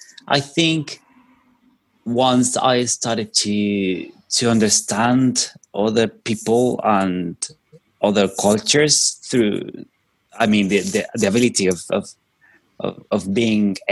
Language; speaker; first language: English; non-native, fluent; Spanish